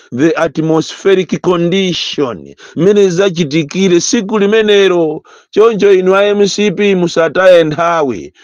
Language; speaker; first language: Nyanja; native; Nyanja